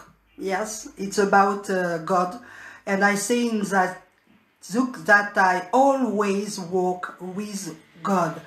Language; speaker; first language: English; non-native, learner; French